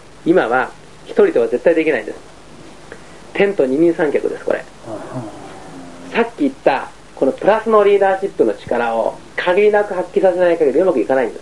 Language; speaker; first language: Japanese; native; Japanese